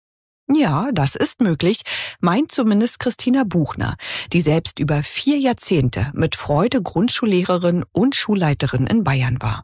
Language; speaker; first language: German; native; German